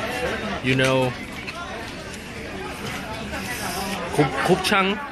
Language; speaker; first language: English; non-native, learner; Korean